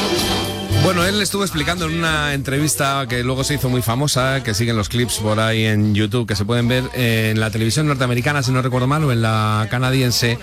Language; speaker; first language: Spanish; native; Spanish